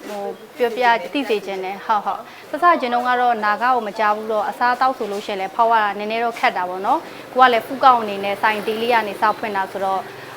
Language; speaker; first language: Burmese; non-native, local second language; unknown